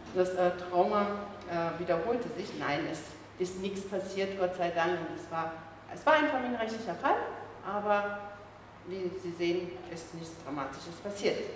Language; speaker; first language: German; early bilingual, other home language; Turkish